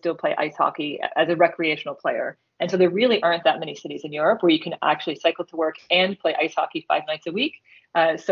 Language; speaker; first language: English; native; English